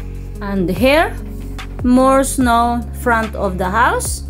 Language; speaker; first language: English; non-native, learner; Filipino